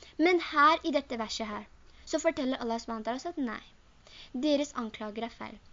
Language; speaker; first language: Norwegian; early bilingual, other home language; Urdu